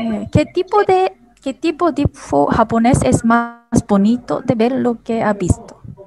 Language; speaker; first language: Spanish; non-native, learner; Japanese